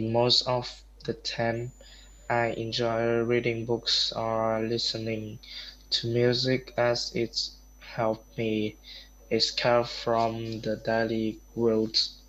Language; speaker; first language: English; non-native, learner; Vietnamese